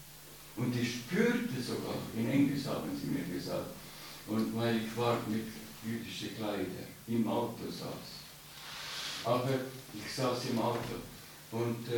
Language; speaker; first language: German; non-native, fluent; Estonian